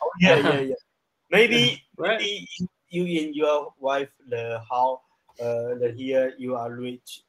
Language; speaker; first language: English; non-native, learner; Chinese